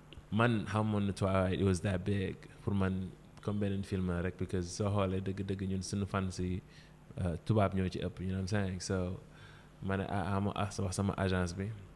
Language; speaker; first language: English; non-native, fluent; Wolof